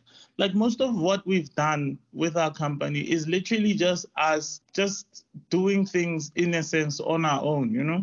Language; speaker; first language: English; non-native, local second language; Tswana